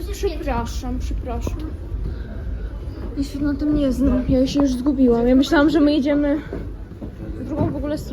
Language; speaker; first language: Polish; non-native, fluent; Ukrainian